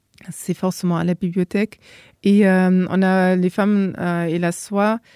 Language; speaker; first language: French; non-native, fluent; German